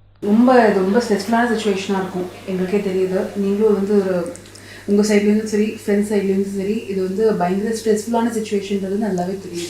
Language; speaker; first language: Tamil; native; Tamil